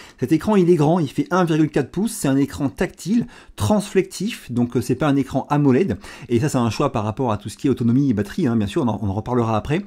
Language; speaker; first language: French; native; French